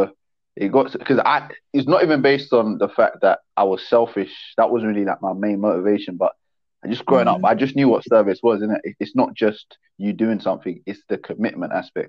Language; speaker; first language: English; native; English